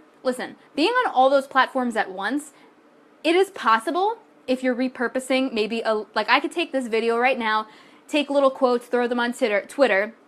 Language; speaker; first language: English; native; English